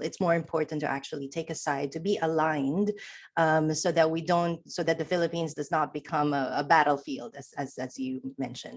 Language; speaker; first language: English; non-native, local second language; Filipino